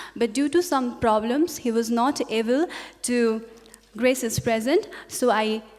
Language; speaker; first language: English; non-native, local second language; Nepali